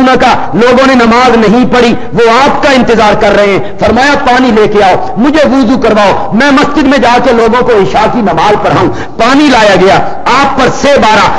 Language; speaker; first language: Urdu; non-native, local second language; Punjabi